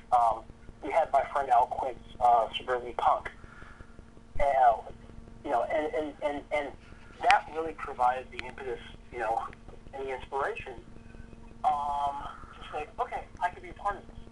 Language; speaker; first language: English; native; English